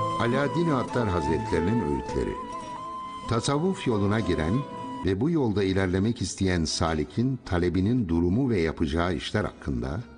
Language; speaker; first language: Turkish; native; Turkish